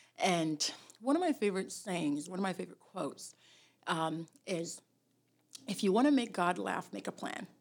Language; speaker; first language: English; early bilingual, other home language; Somali